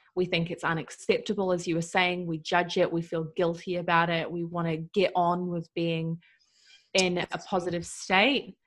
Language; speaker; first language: English; native; English